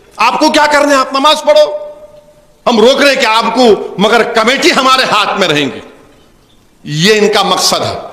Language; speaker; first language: Urdu; native; Urdu